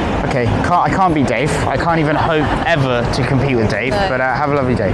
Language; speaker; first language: English; native; English